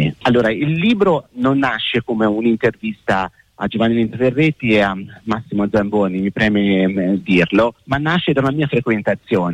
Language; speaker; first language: Italian; native; Italian